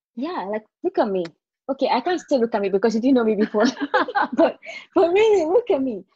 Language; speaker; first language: English; non-native, local second language; Yoruba